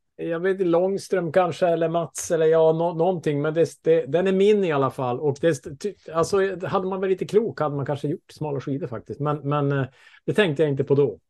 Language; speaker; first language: Swedish; native; Swedish